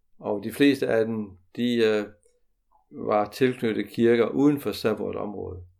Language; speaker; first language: Danish; native; Danish